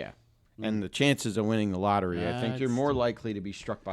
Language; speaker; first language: English; native; English